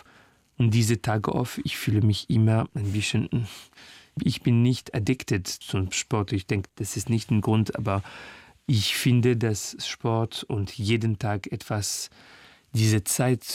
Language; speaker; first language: German; non-native, fluent; French